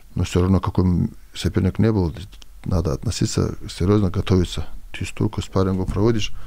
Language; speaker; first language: Russian; non-native, local second language; Avaric